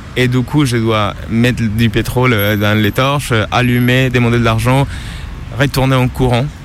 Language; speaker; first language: French; non-native, fluent; Spanish